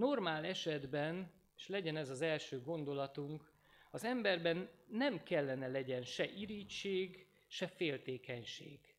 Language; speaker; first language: Hungarian; native; Hungarian